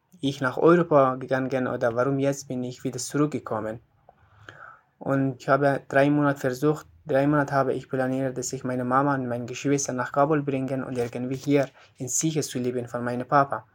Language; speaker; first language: German; non-native, learner; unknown